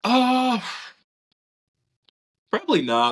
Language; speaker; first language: English; native; English